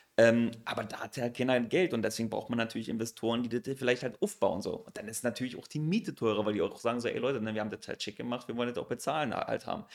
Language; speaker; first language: German; native; German